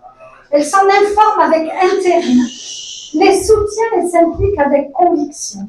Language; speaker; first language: French; native; French